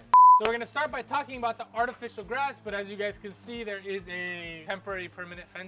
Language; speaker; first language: English; native; English